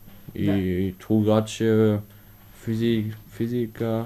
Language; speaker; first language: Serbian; early bilingual, heritage; Serbian